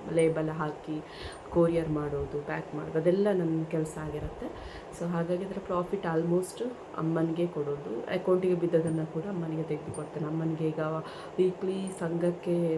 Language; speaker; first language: Kannada; non-native, local second language; Tulu